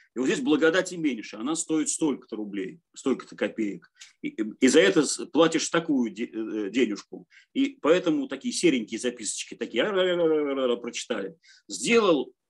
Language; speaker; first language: Russian; native; Russian